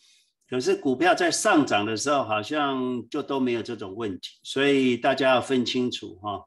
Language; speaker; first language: Chinese; native; Chinese